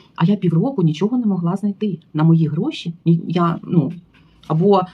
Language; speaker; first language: Ukrainian; native; Ukrainian